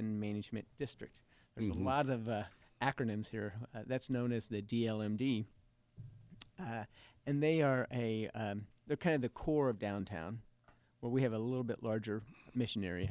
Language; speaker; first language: English; native; English